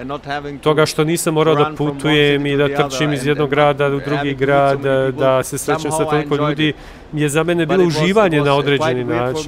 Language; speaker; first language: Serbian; early bilingual, heritage; Albanian